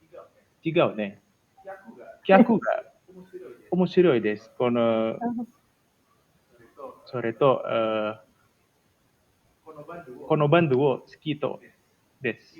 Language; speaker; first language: Japanese; non-native, learner; Indonesian